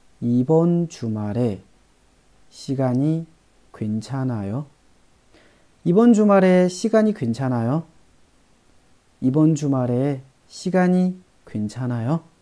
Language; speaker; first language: Korean; non-native, learner; Chinese